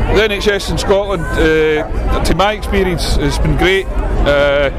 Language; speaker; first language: English; native; English